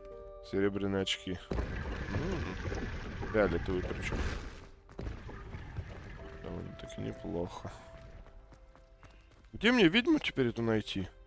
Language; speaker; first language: Russian; native; Russian